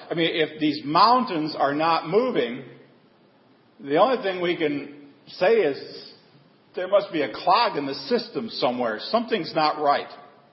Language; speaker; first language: English; native; English